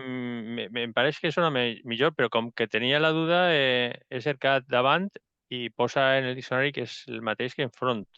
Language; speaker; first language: Catalan; non-native, local second language; Spanish